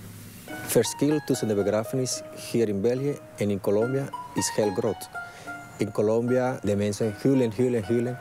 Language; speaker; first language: Dutch; non-native, fluent; Spanish